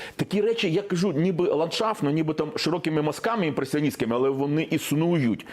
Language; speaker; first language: Ukrainian; non-native, local second language; Russian